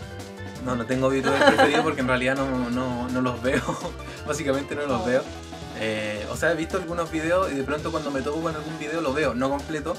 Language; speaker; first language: Spanish; native; Spanish